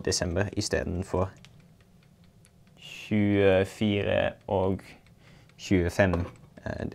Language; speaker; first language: Norwegian; non-native, learner; Dutch